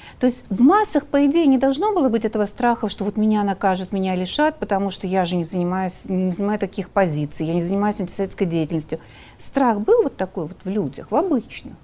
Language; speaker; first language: Russian; native; Russian